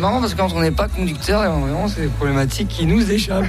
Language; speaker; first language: French; native; French